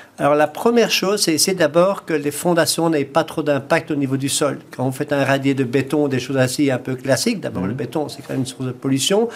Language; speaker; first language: French; native; French